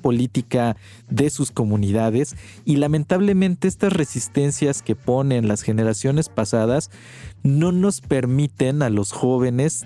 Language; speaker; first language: Spanish; native; Spanish